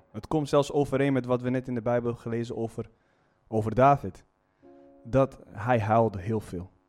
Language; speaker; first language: Dutch; non-native, fluent; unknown